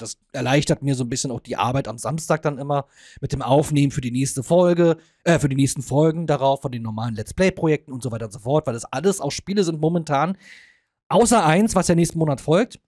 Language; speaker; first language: German; native; German